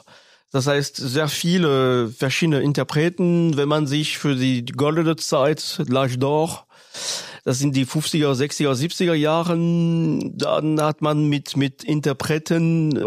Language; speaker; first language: German; non-native, fluent; French